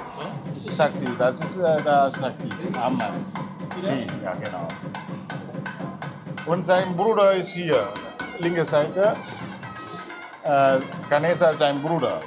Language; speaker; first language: German; non-native, fluent; Tamil